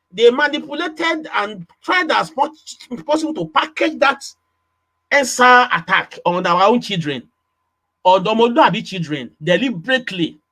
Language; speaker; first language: English; non-native, local second language; Yoruba